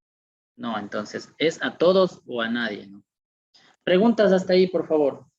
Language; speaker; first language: Spanish; native; Spanish